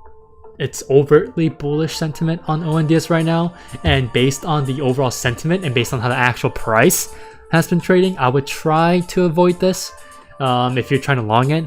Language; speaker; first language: English; native; English